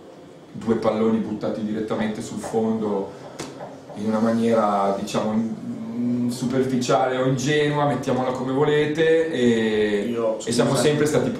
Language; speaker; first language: Italian; native; Italian